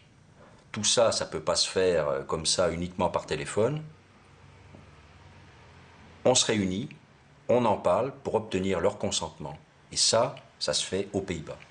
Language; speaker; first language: French; native; French